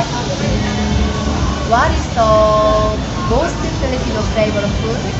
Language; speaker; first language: English; non-native, learner; Korean